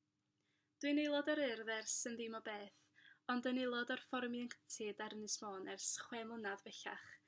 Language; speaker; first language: Welsh; native; Welsh